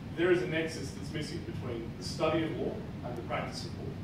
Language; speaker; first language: English; native; English